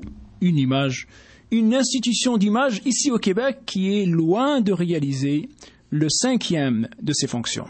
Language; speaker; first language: French; native; French